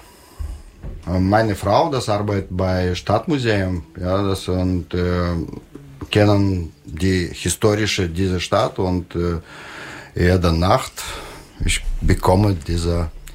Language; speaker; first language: German; non-native, learner; Russian